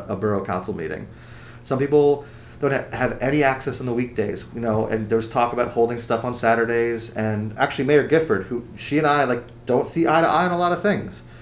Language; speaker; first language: English; native; English